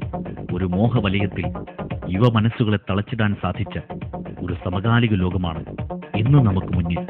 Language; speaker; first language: Malayalam; native; Malayalam